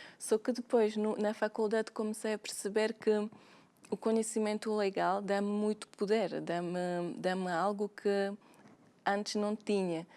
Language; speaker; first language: Portuguese; non-native, fluent; Slovak